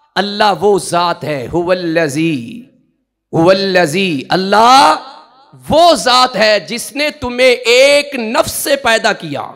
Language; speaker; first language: Urdu; non-native, local second language; Punjabi